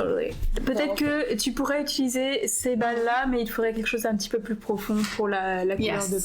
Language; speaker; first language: French; native; French